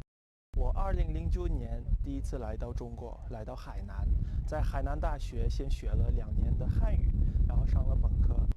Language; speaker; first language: Chinese; non-native, fluent; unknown